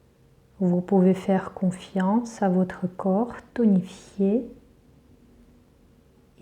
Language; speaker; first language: French; native; French